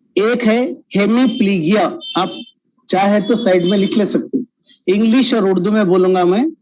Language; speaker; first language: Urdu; native; Urdu